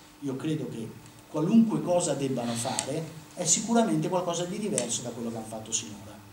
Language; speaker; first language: Italian; native; Italian